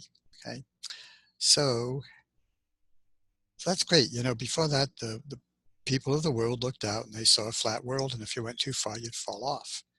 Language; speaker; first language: English; native; English